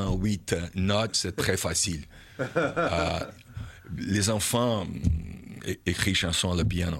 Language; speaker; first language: French; non-native, learner; Portuguese